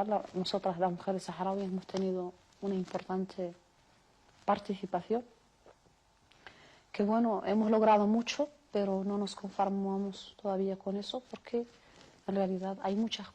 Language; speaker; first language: Spanish; non-native, local second language; Arabic